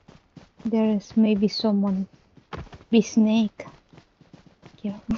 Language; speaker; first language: English; non-native, learner; Indonesian